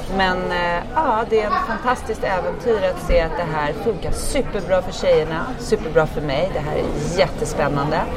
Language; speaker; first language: Swedish; early bilingual, heritage; Swedish